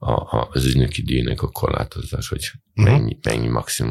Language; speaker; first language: Hungarian; non-native, fluent; Serbian